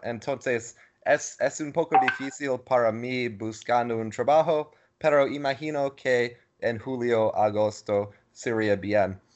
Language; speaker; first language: Spanish; non-native, learner; English